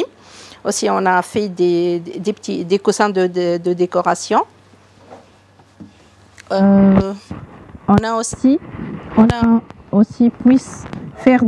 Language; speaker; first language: French; non-native, local second language; Arabic